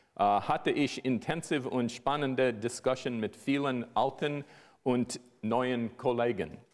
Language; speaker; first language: German; non-native, learner; English